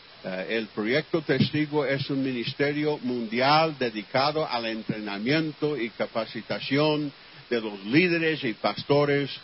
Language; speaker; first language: Spanish; non-native, fluent; English